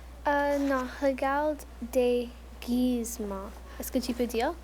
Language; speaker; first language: French; non-native, local second language; English